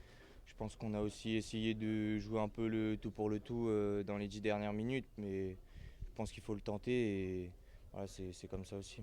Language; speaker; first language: French; native; French